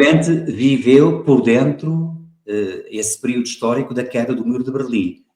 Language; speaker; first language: Portuguese; native; Portuguese